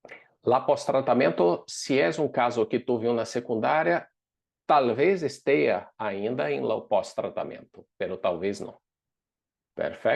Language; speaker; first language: Spanish; non-native, fluent; Portuguese